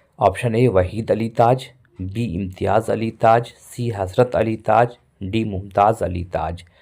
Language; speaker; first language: Hindi; native; Hindi